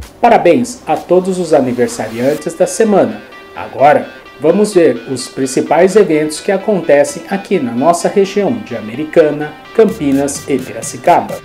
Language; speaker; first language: Portuguese; native; Portuguese